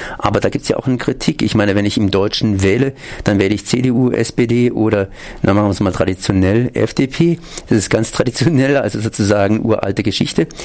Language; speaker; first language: German; native; German